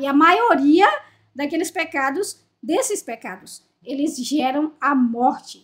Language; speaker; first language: Portuguese; native; Portuguese